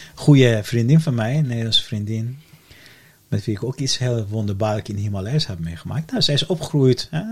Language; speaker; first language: Dutch; non-native, fluent; Persian